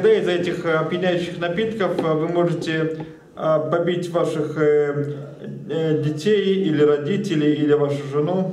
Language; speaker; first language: Russian; native; Russian